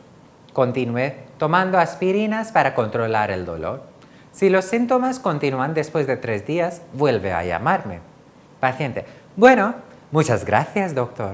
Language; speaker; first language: Spanish; non-native, fluent; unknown